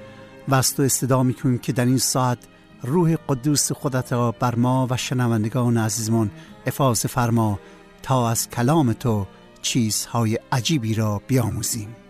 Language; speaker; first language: Persian; native; Persian